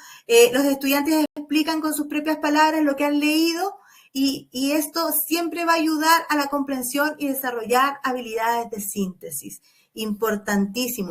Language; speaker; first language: Spanish; native; Spanish